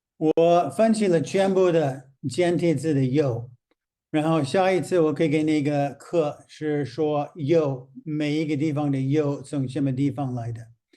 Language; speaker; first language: Chinese; non-native, fluent; English